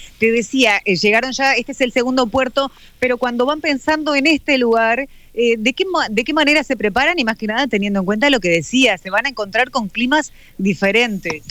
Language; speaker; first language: Spanish; native; Spanish